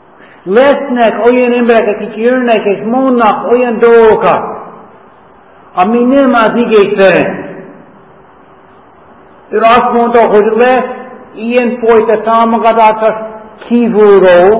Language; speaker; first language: Hungarian; non-native, learner; English